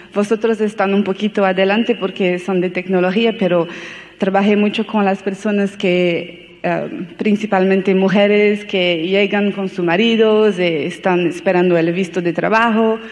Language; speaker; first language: Spanish; non-native, learner; Portuguese